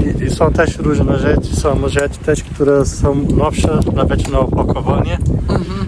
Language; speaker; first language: Polish; non-native, learner; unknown